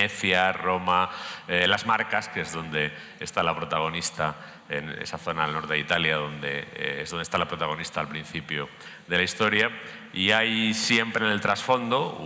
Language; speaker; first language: Spanish; native; Spanish